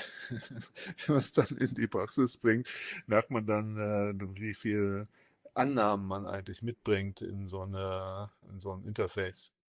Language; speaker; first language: German; native; German